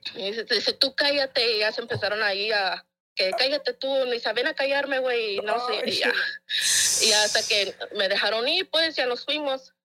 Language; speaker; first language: Spanish; early bilingual, heritage; Spanish